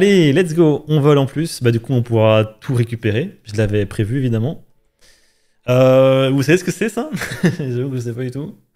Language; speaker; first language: French; native; French